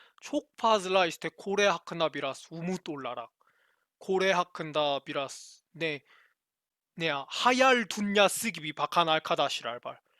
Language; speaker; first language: Turkish; non-native, learner; Korean